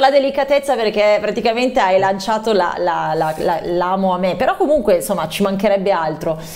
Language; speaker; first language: Italian; native; Italian